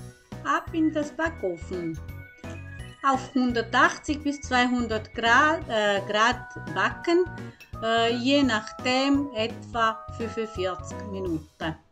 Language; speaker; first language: German; non-native, fluent; Croatian